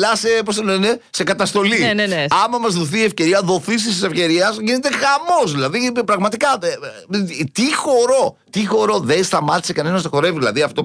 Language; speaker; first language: Greek; native; Greek